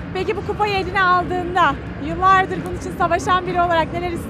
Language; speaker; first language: Turkish; native; Turkish